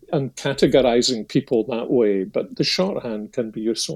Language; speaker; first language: English; native; English